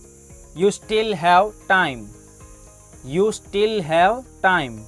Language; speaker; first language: English; non-native, fluent; Hindi